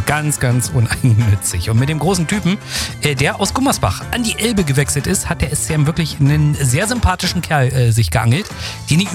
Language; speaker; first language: German; native; German